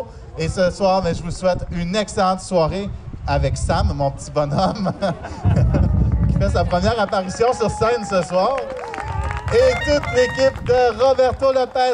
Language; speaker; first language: French; native; French